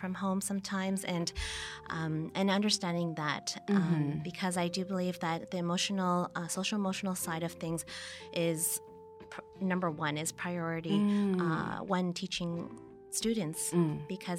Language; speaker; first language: English; native; English